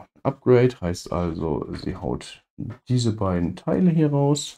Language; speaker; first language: German; native; German